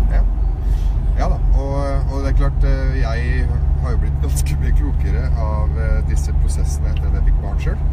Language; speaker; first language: Norwegian; early bilingual, other home language; Arabic